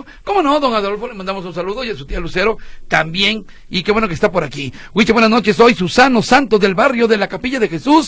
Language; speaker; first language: Spanish; native; Spanish